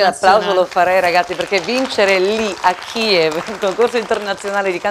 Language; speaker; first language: Italian; native; Italian